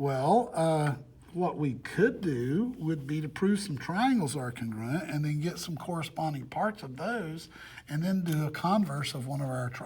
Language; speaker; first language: English; native; English